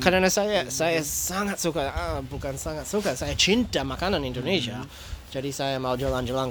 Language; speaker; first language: Indonesian; non-native, fluent; English